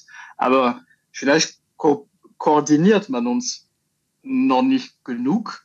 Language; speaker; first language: German; non-native, learner; French